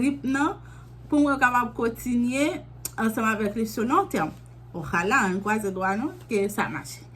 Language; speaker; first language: French; non-native, learner; Haitian Creole